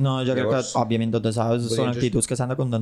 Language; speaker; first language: Catalan; native; Catalan